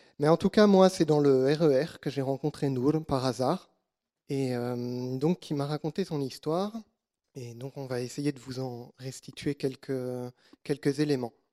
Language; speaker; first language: French; native; French